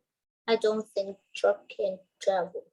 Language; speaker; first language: English; non-native, learner; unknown